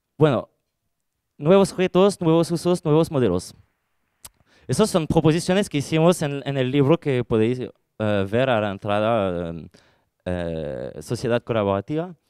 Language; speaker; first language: Spanish; non-native, fluent; French